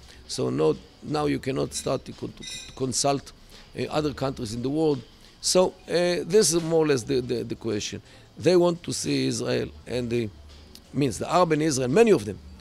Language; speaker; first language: English; non-native, fluent; Hebrew